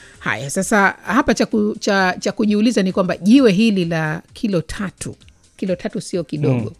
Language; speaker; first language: Swahili; native; Swahili